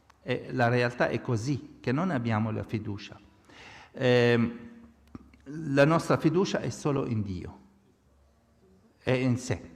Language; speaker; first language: Italian; non-native, fluent; Arabic